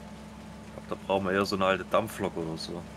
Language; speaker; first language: German; native; German